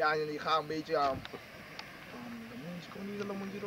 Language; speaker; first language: Dutch; non-native, local second language; Papiamento